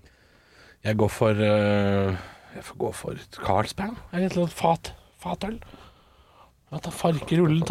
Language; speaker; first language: Norwegian; native; Norwegian